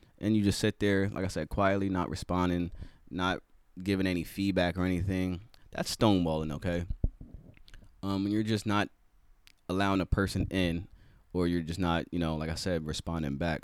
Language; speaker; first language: English; native; English